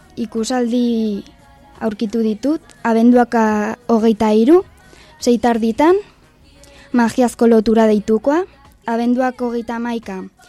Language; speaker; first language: Basque; non-native, local second language; Spanish